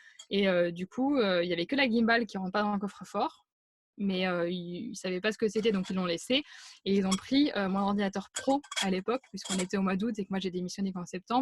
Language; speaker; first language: French; native; French